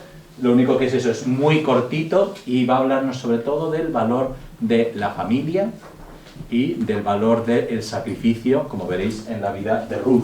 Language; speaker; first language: Spanish; native; Spanish